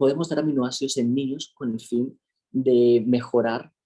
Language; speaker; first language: Spanish; native; Spanish